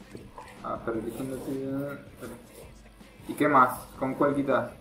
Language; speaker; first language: Spanish; native; Spanish